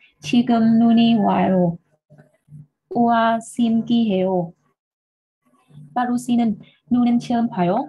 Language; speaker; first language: Korean; non-native, learner; Vietnamese